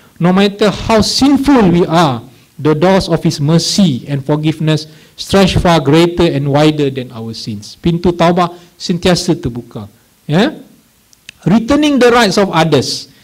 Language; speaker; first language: English; non-native, local second language; Malay